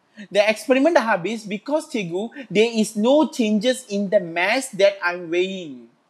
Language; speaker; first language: English; non-native, local second language; Malay